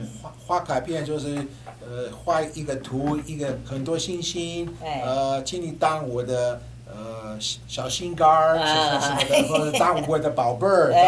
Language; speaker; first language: Chinese; non-native, fluent; English